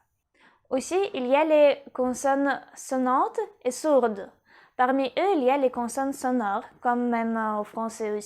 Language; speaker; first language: French; non-native, fluent; Russian